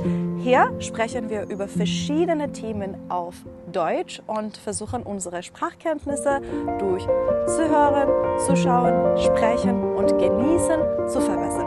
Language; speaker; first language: German; non-native, fluent; Persian